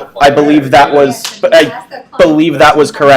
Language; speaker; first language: English; native; English